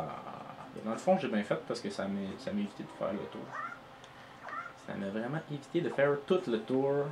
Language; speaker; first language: French; native; French